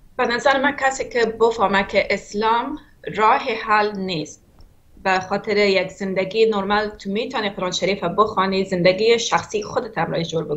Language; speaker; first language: Persian; native; Persian